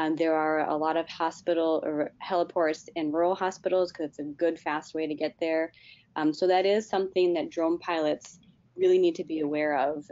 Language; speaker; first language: English; native; English